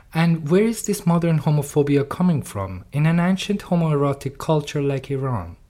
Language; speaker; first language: English; non-native, fluent; Persian